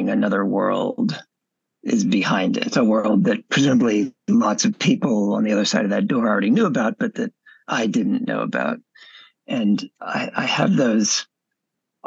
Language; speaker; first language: English; native; English